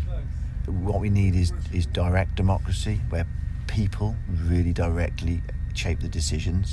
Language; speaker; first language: English; native; English